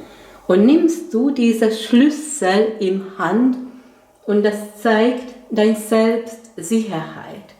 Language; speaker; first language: German; non-native, fluent; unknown